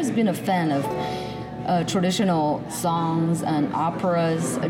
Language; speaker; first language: English; non-native, fluent; Chinese